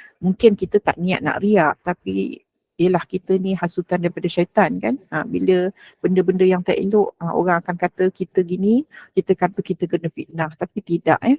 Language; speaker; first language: Malay; native; Malay